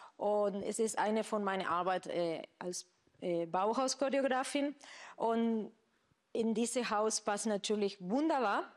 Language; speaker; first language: German; non-native, fluent; Spanish